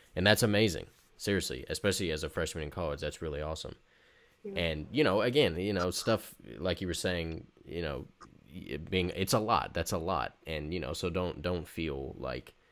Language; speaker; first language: English; native; English